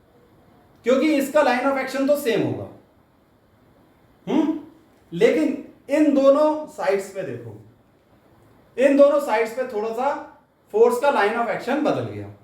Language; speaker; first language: Hindi; native; Hindi